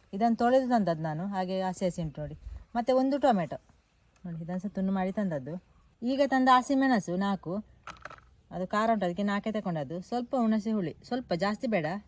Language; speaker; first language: Kannada; native; Kannada